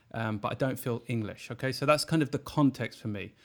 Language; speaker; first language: English; native; English